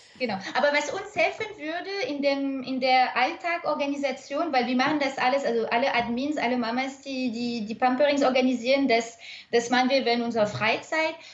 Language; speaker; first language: German; non-native, fluent; French